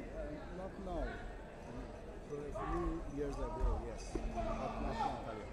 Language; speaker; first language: English; non-native, learner; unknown